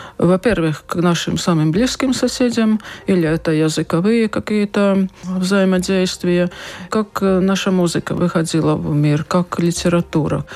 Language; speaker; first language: Russian; non-native, local second language; Latvian